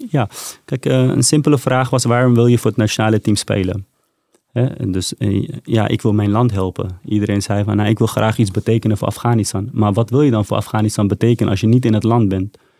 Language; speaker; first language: Dutch; early bilingual, other home language; Persian